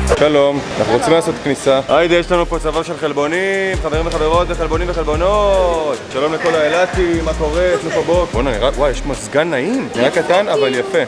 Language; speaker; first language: Hebrew; native; Hebrew